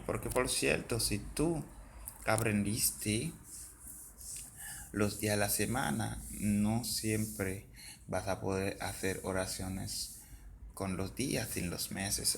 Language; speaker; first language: Spanish; non-native, fluent; Haitian Creole